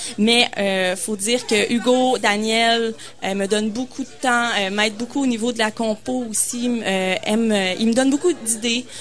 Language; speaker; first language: French; native; French